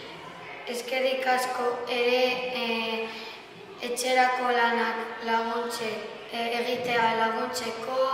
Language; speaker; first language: Basque; non-native, local second language; Spanish